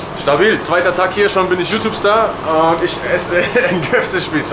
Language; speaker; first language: German; native; German